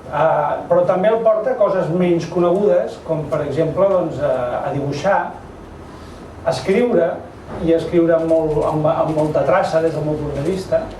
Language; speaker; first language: Catalan; native; Catalan